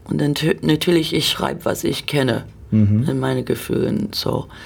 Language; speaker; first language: German; non-native, learner; English